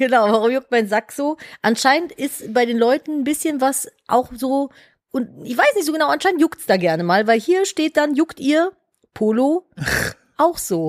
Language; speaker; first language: German; native; German